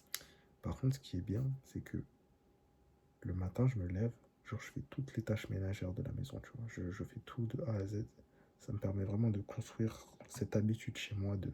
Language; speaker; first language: French; native; French